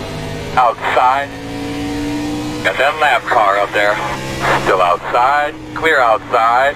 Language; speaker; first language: English; native; English